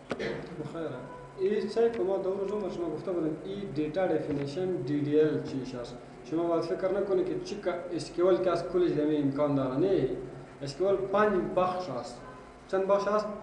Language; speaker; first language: Persian; non-native, local second language; Pashto